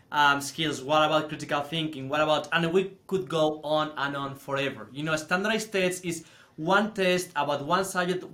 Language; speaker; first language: English; non-native, fluent; Spanish